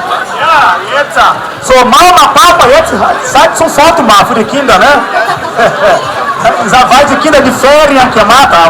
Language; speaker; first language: German; non-native, learner; Portuguese